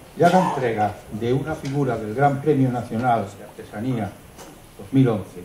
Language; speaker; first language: Spanish; non-native, local second language; Galician